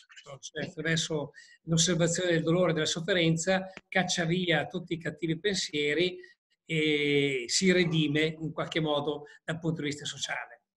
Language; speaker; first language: Italian; native; Italian